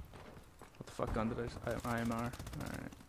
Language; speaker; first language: English; native; English